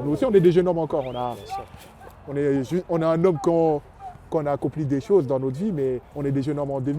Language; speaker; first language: French; native; French